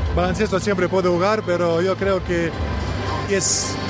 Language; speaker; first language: Spanish; non-native, learner; Bosnian